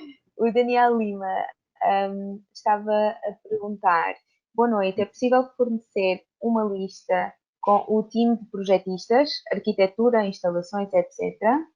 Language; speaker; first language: Portuguese; native; Portuguese